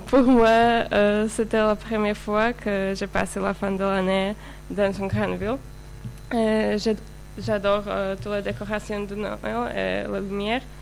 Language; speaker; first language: French; non-native, fluent; Slovak